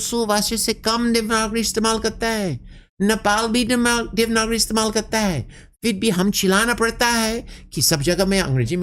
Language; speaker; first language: Hindi; non-native, fluent; English